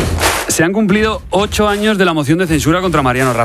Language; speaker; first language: Spanish; native; Spanish